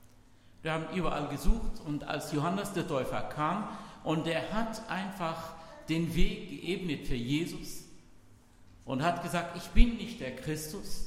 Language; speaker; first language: German; non-native, fluent; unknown